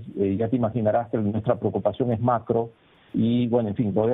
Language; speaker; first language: Spanish; native; Spanish